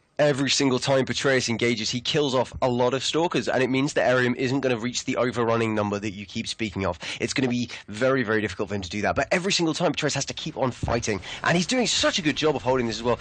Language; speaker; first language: English; native; English